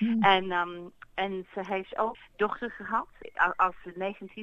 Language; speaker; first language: Dutch; early bilingual, heritage; English